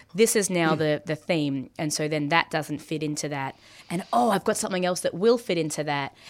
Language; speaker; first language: English; early bilingual, other home language; Maltese